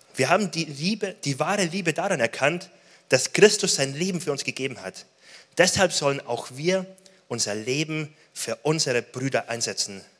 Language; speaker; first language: German; native; German